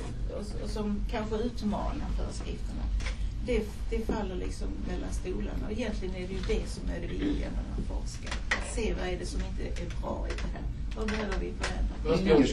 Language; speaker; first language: Swedish; native; Swedish